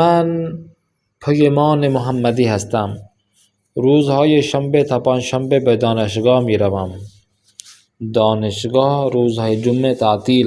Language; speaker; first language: Persian; non-native, fluent; Urdu